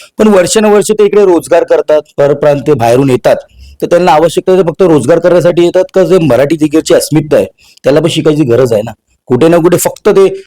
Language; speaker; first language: Marathi; non-native, local second language; Hindi